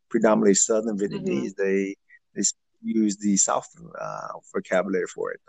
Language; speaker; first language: English; early bilingual, other home language; Vietnamese